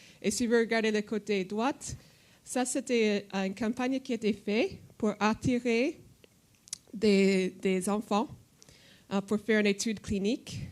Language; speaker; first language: French; non-native, fluent; English